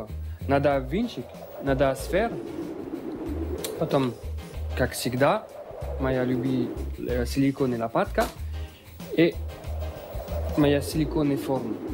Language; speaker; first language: Russian; non-native, learner; French